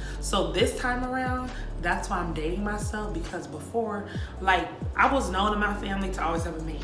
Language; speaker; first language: English; native; English